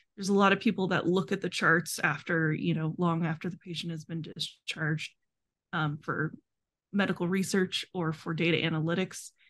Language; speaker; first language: English; native; English